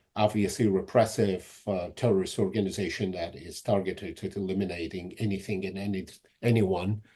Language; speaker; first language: English; non-native, fluent; Georgian